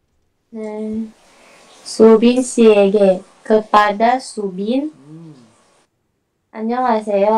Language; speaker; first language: Korean; non-native, learner; Indonesian